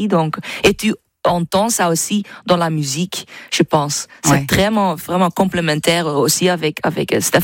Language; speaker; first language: French; non-native, fluent; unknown